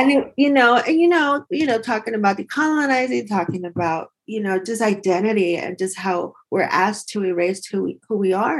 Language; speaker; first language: English; early bilingual, other home language; Spanish